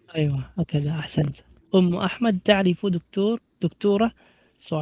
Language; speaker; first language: Arabic; non-native, fluent; Filipino